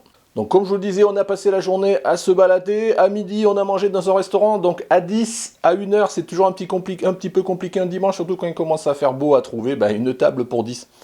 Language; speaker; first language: French; native; French